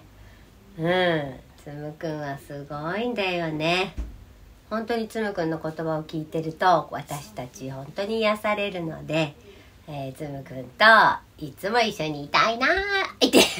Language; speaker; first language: Japanese; native; Japanese